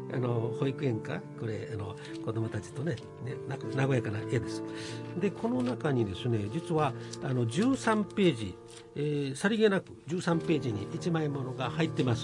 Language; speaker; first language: Japanese; native; Japanese